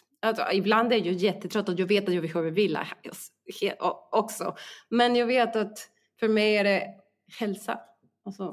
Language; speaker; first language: Swedish; non-native, fluent; Spanish